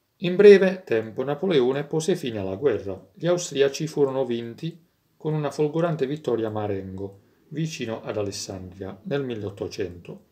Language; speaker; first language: Italian; native; Italian